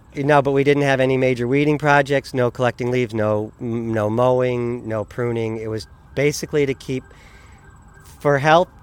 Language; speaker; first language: English; native; English